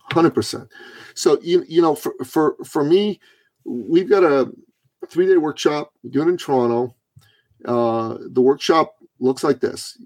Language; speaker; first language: English; early bilingual, other home language; Persian